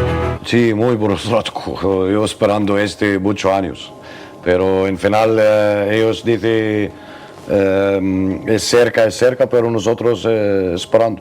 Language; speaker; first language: Spanish; non-native, learner; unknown